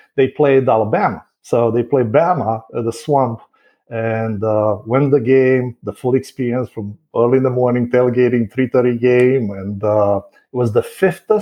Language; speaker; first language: English; non-native, fluent; Romanian